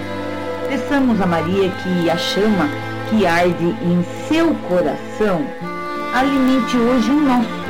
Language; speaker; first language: Portuguese; native; Portuguese